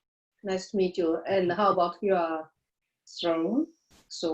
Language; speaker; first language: English; non-native, learner; Chinese